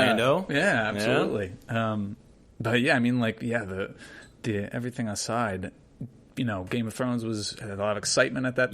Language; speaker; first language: English; native; English